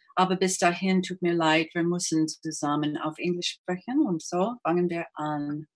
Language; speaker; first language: German; non-native, learner; English